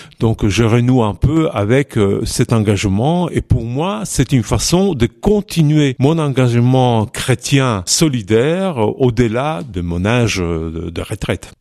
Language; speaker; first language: French; non-native, fluent; Italian